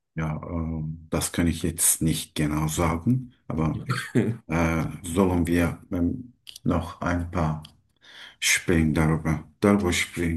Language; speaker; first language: German; non-native, learner; Turkish